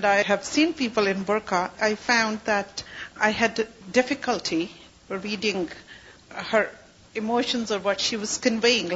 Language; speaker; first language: English; non-native, local second language; Urdu